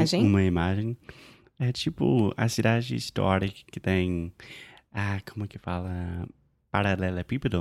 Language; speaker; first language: Portuguese; non-native, fluent; English